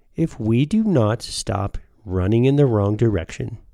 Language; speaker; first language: English; native; English